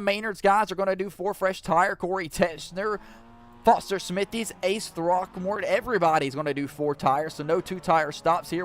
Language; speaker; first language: English; native; English